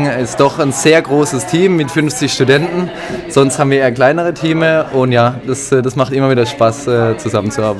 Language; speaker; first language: German; native; German